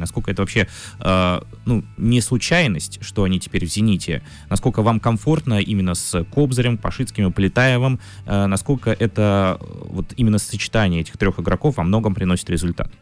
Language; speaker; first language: Russian; native; Russian